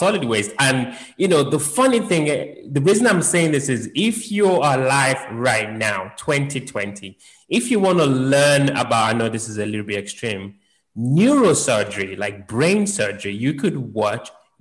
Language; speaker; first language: English; native; English